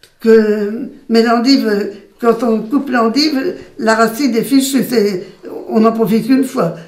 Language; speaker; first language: French; native; French